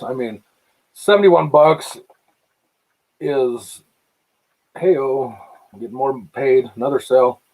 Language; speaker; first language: English; native; English